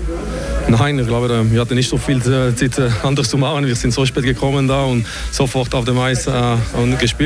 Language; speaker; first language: German; non-native, local second language; French